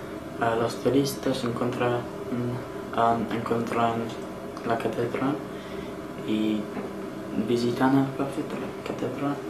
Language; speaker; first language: Spanish; non-native, learner; English